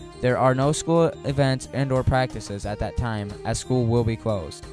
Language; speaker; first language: English; native; English